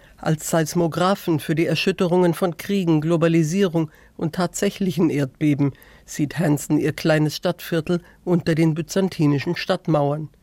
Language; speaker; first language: German; native; German